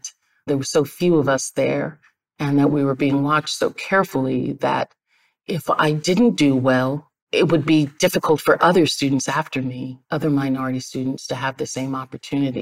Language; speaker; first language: English; native; English